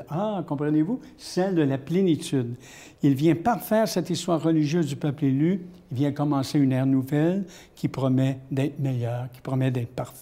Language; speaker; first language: French; native; French